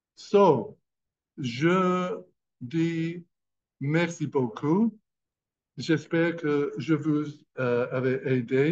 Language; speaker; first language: French; non-native, fluent; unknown